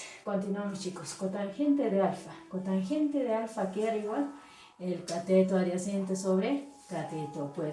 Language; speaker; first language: Spanish; native; Spanish